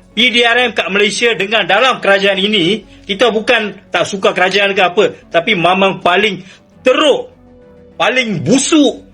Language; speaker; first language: Malay; native; Malay